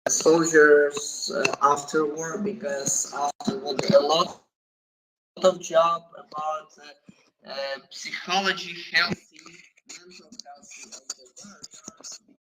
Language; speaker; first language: English; non-native, learner; Ukrainian